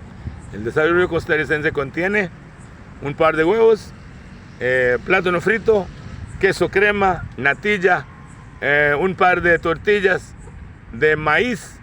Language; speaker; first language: Spanish; non-native, fluent; Urdu